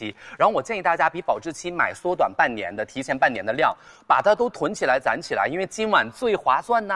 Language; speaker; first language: Chinese; native; Chinese